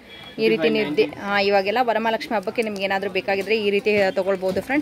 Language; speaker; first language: Kannada; native; Kannada